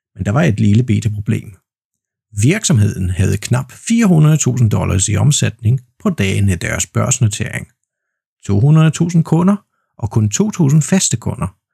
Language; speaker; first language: Danish; non-native, fluent; Polish